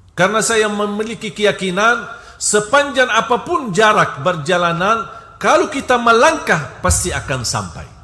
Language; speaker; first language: Malay; non-native, fluent; Arabic